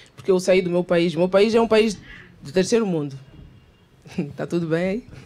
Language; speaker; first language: Portuguese; native; Portuguese